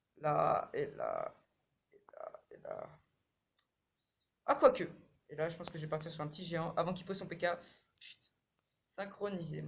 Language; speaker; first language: French; native; French